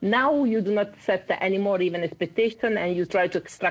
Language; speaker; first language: English; non-native, fluent; Italian